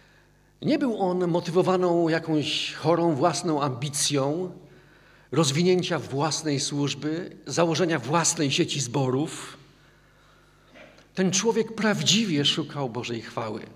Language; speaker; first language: Polish; native; Polish